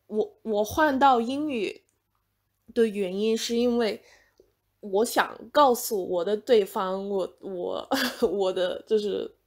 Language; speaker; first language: Chinese; non-native, fluent; English